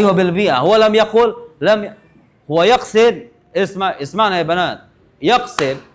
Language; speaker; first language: Arabic; non-native, fluent; Indonesian